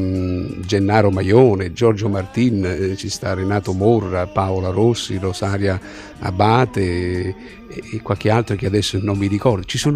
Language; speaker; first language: Italian; native; Italian